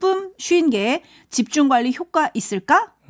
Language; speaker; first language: Korean; native; Korean